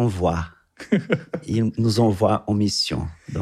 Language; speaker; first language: French; non-native, fluent; Portuguese